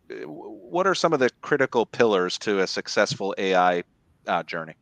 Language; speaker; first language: English; native; English